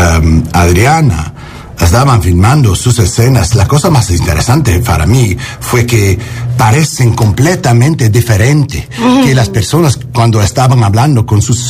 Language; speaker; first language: Spanish; non-native, learner; English